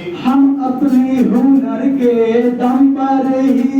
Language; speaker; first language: Hindi; native; Hindi